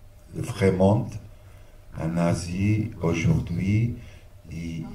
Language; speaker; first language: French; non-native, fluent; Portuguese